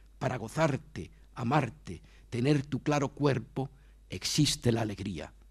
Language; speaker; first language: Spanish; native; Spanish